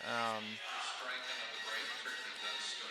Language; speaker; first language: English; native; English